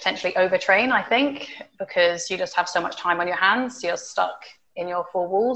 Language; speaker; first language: English; native; English